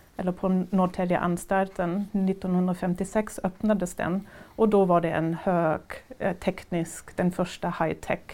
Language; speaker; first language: Swedish; non-native, fluent; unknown